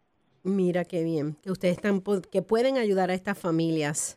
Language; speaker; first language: Spanish; native; Spanish